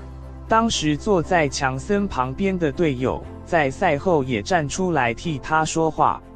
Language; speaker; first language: Chinese; native; Chinese